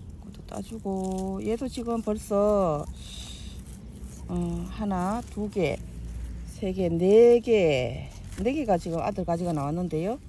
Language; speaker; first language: Korean; native; Korean